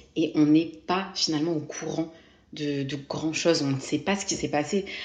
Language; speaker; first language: French; native; French